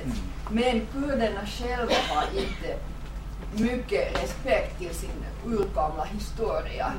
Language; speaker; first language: Swedish; non-native, fluent; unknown